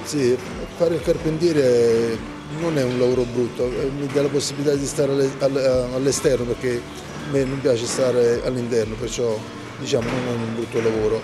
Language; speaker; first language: Italian; native; Italian